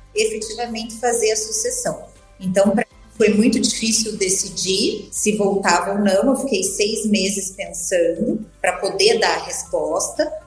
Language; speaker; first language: Portuguese; native; Portuguese